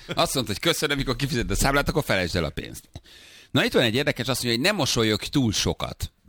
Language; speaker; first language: Hungarian; native; Hungarian